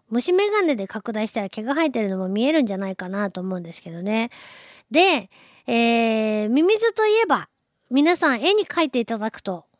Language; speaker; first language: Japanese; native; Japanese